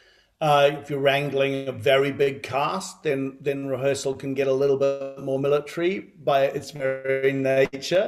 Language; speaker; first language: English; native; English